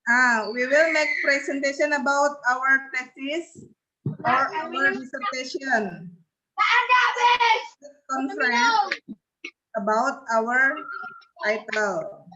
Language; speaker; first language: English; non-native, learner; Indonesian